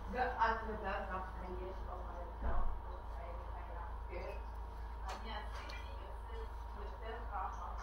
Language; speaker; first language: Hebrew; non-native, learner; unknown